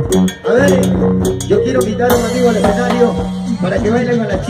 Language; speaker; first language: Spanish; native; Spanish